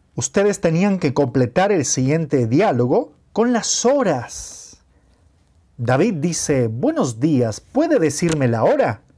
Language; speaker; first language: Spanish; non-native, fluent; Portuguese